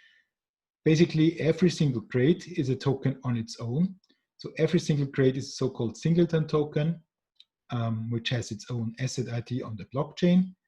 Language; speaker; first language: English; non-native, fluent; German